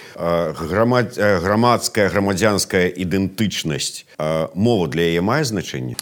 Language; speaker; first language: Belarusian; native; Belarusian